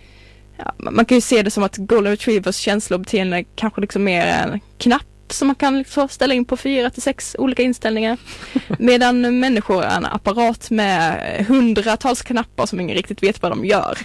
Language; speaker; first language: Swedish; native; Swedish